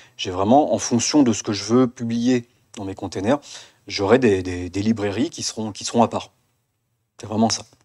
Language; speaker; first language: French; native; French